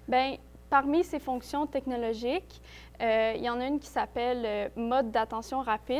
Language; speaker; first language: French; native; French